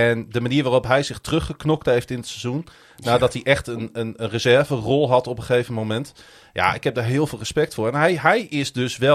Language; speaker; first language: Dutch; native; Dutch